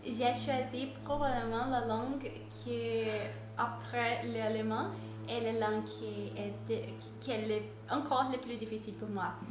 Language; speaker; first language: French; non-native, learner; Portuguese